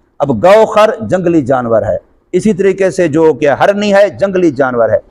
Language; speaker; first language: Urdu; non-native, local second language; Saraiki